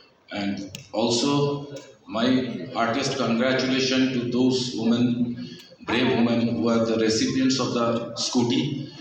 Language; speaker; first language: English; non-native, local second language; Bangla